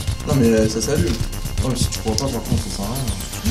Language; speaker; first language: French; native; French